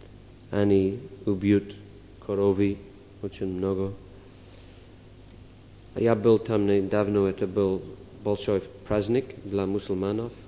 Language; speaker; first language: Russian; non-native, fluent; English